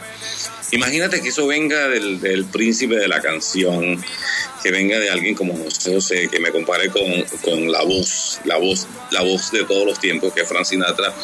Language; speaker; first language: Spanish; native; Spanish